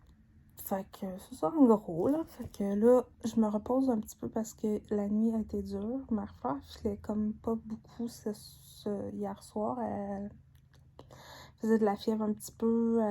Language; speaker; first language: French; native; French